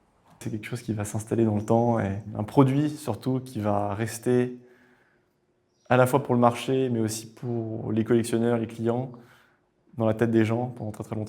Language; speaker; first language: French; native; French